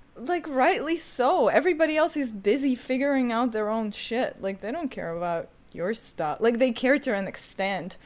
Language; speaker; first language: English; non-native, fluent; Ukrainian